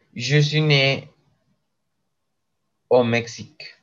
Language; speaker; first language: French; non-native, learner; Spanish